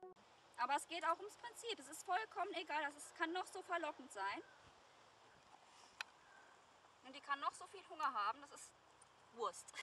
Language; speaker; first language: German; native; German